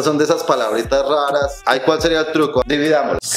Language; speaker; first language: Spanish; native; Spanish